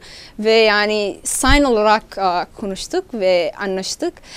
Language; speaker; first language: Turkish; non-native, learner; Somali